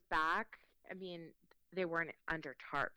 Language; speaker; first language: English; early bilingual, other home language; Spanish